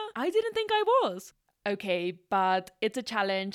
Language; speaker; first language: English; non-native, fluent; Spanish